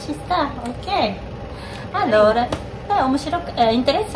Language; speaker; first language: Italian; non-native, learner; Japanese